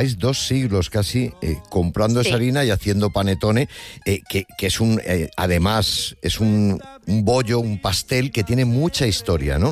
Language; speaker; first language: Spanish; native; Spanish